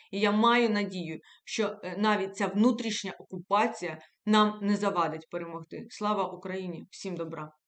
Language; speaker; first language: Ukrainian; native; Ukrainian